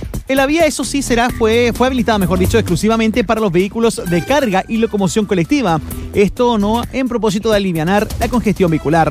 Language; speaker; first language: Spanish; native; Spanish